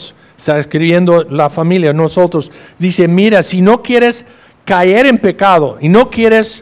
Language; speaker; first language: Spanish; non-native, fluent; English